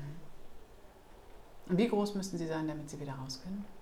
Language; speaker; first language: German; native; German